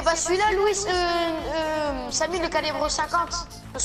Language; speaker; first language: French; native; French